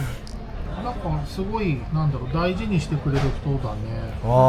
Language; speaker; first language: Japanese; native; Japanese